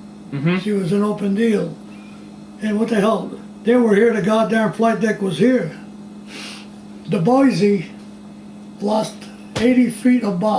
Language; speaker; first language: English; native; English